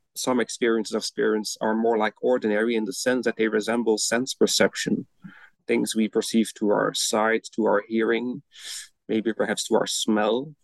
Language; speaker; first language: English; non-native, fluent; Dutch